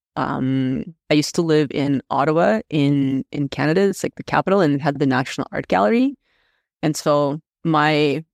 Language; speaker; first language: English; non-native, fluent; Russian